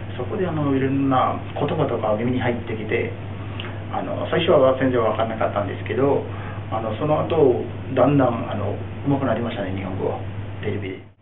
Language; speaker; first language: Japanese; non-native, fluent; Sinhala